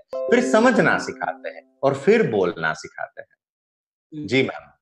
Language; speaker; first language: Hindi; non-native, local second language; Gujarati